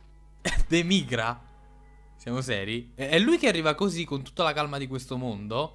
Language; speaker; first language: Italian; native; Italian